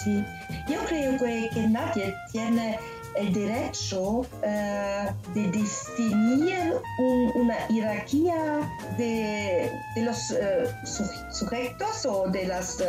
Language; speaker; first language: Spanish; non-native, learner; German